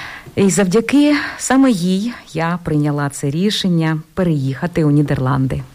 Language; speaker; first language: Ukrainian; native; Ukrainian